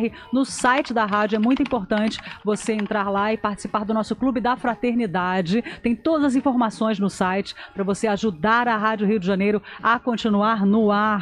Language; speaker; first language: Portuguese; native; Portuguese